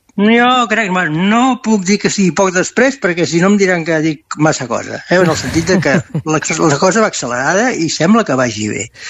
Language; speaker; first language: Catalan; native; Catalan